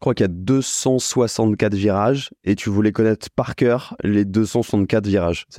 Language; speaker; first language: French; native; French